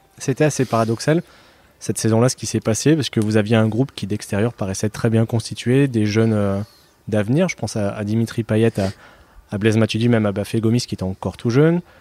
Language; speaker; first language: French; native; French